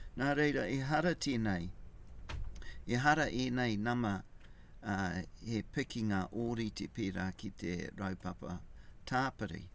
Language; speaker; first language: Māori; non-native, local second language; English